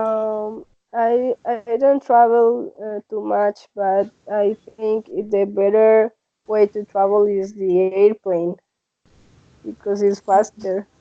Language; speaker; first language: English; non-native, learner; Spanish